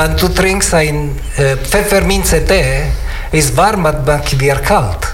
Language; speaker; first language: German; non-native, learner; Italian